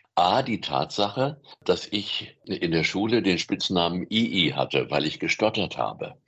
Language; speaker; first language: German; native; German